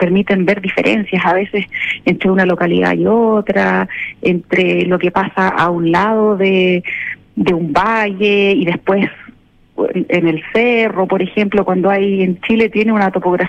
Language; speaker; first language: Spanish; native; Spanish